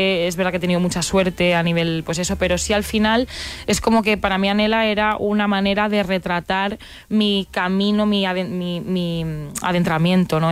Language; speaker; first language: Spanish; native; Spanish